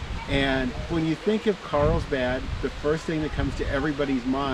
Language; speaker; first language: English; native; English